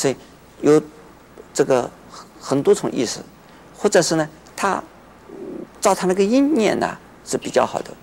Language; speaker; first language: Chinese; native; Chinese